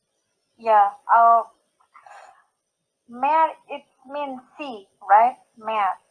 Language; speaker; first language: English; non-native, learner; Indonesian